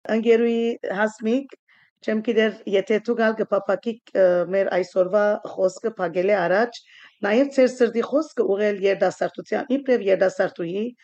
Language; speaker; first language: Armenian; early bilingual, heritage; Armenian